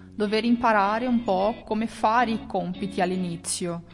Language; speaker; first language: Italian; non-native, fluent; Portuguese